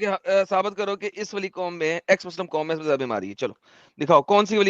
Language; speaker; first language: Hindi; native; Hindi